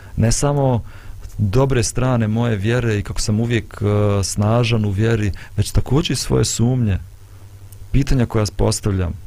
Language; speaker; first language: Bosnian; native; Bosnian